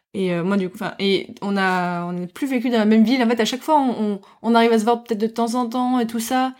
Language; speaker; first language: French; early bilingual, heritage; French